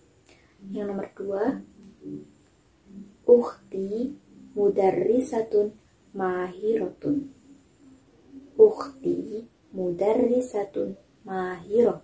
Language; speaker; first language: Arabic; non-native, fluent; Indonesian